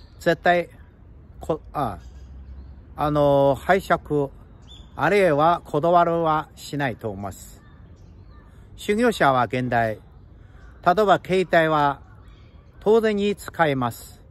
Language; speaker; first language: Japanese; non-native, fluent; Chinese